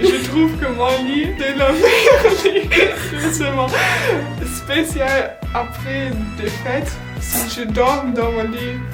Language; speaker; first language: French; non-native, learner; German